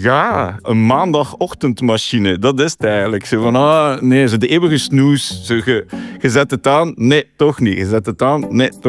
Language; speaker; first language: Dutch; native; Dutch